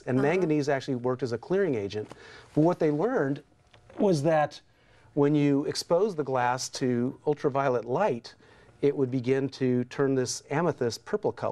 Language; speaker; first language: English; native; English